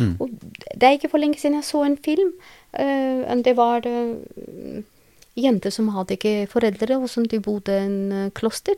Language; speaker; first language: Norwegian; non-native, learner; Albanian